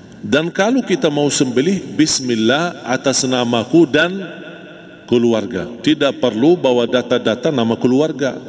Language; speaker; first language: Malay; non-native, fluent; Arabic